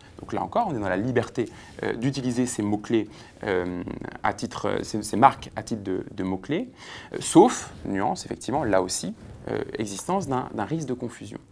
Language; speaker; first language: French; native; French